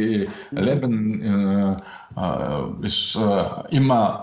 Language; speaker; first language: German; non-native, learner; Russian